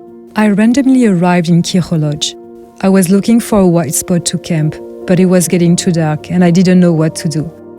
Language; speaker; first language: English; non-native, fluent; French